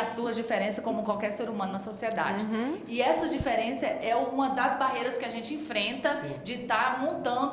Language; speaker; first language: Portuguese; native; Portuguese